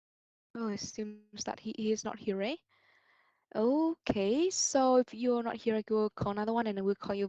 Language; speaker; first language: English; non-native, fluent; Vietnamese